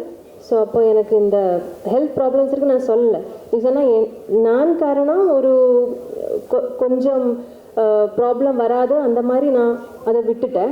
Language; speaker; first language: Tamil; non-native, learner; Malayalam